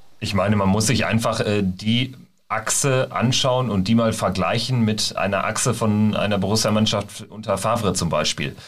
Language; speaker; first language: German; native; German